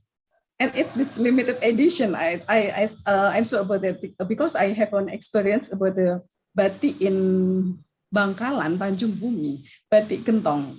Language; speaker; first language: English; non-native, learner; Indonesian